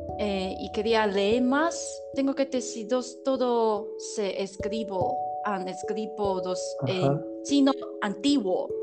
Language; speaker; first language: Spanish; non-native, learner; Chinese